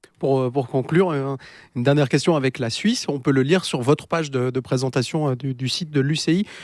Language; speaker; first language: French; native; French